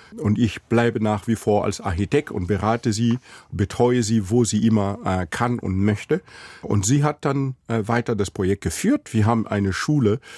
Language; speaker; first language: German; non-native, fluent; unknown